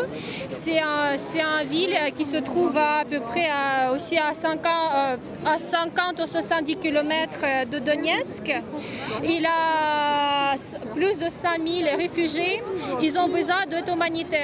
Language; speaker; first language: French; non-native, fluent; Russian